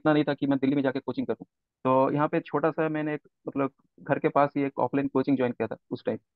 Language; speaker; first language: Hindi; non-native, local second language; Bangla